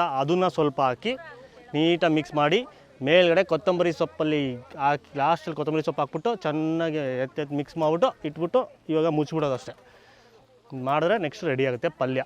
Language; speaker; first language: Kannada; native; Kannada